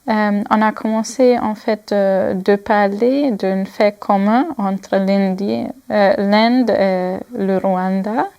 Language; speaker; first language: French; non-native, fluent; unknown